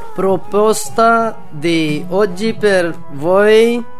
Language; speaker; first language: Italian; non-native, learner; Urdu